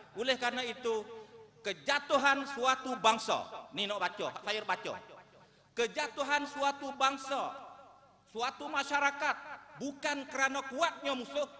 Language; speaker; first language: Malay; native; Malay